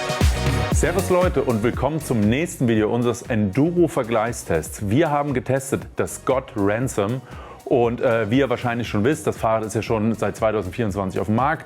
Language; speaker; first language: German; native; German